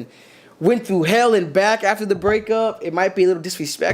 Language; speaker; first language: English; native; English